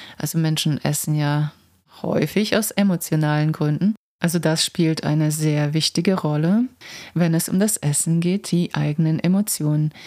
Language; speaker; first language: German; non-native, fluent; Croatian